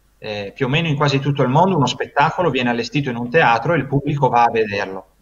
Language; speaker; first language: Italian; native; Italian